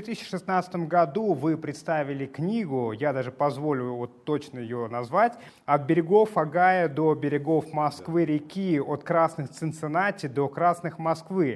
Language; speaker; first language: Russian; native; Russian